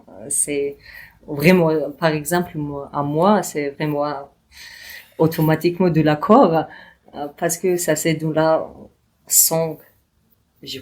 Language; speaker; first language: French; non-native, learner; Georgian